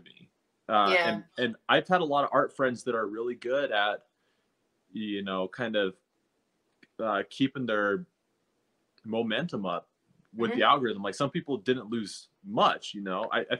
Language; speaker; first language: English; native; English